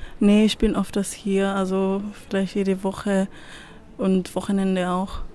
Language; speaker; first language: German; non-native, fluent; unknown